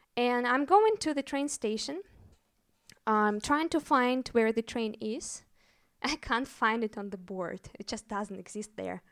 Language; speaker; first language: English; non-native, fluent; Russian